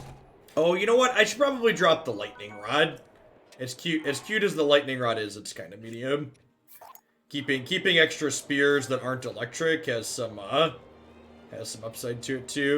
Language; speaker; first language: English; native; English